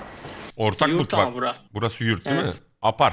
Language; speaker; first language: Turkish; native; Turkish